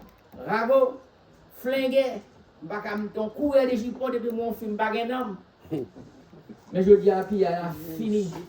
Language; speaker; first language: French; non-native, local second language; Haitian Creole